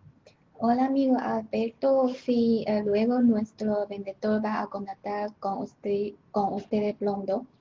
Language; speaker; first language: Spanish; non-native, learner; Chinese